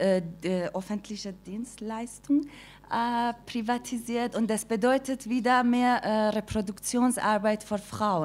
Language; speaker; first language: German; non-native, fluent; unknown